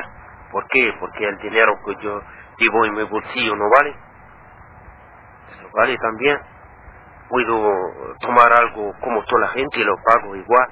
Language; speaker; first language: Spanish; non-native, learner; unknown